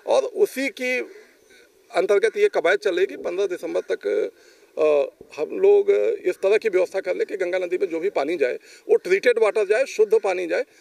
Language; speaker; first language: Hindi; native; Hindi